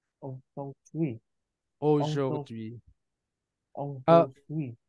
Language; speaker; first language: French; non-native, learner; Indonesian